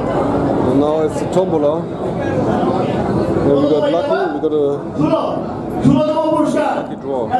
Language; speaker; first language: English; non-native, fluent; German